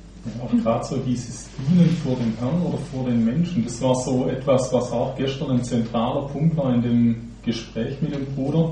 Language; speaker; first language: German; native; German